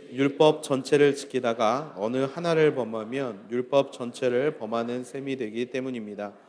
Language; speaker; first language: Korean; native; Korean